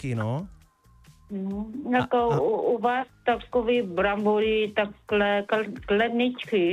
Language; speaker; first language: Czech; non-native, learner; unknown